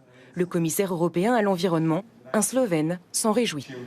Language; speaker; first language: French; native; French